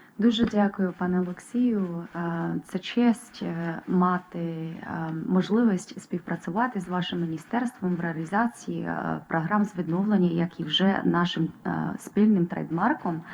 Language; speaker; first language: Ukrainian; non-native, fluent; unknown